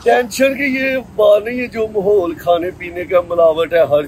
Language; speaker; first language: Hindi; non-native, local second language; Punjabi